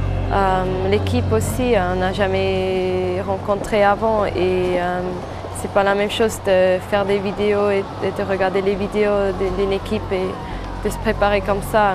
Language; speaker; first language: French; non-native, fluent; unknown